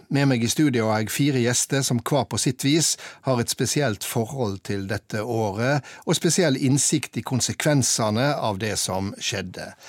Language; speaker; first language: Norwegian; native; Norwegian